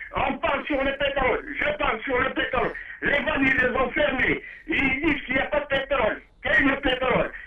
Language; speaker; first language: French; non-native, local second language; Arabic